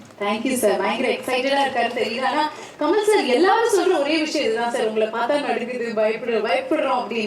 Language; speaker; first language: Tamil; native; Tamil